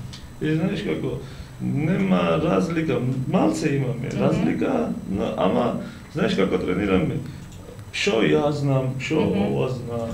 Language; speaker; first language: Macedonian; non-native, learner; Georgian